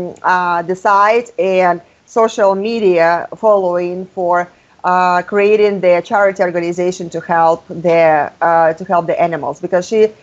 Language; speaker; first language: English; non-native, fluent; Russian